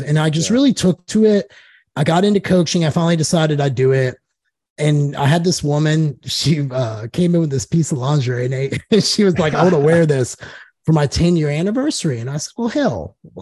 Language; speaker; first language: English; native; English